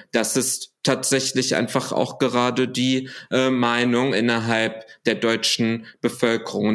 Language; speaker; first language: German; early bilingual, other home language; Arabic